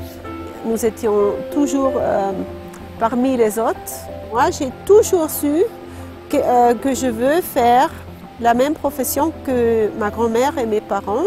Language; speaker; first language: French; non-native, fluent; German